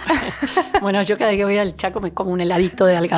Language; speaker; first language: Spanish; native; Spanish